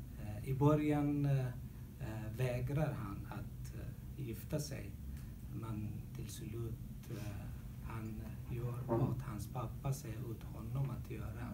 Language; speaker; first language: Swedish; non-native, learner; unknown